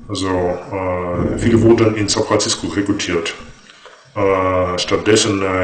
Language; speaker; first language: German; non-native, fluent; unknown